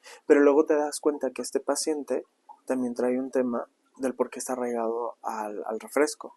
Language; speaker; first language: Spanish; native; Spanish